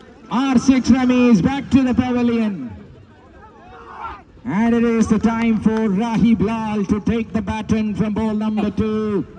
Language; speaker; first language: English; non-native, local second language; Malayalam